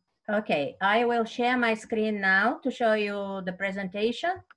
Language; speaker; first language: English; non-native, fluent; Bulgarian